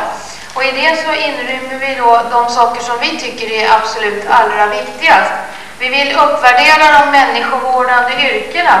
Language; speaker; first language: Swedish; native; Swedish